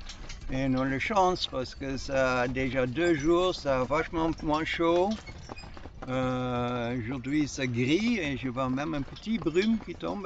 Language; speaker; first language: French; non-native, learner; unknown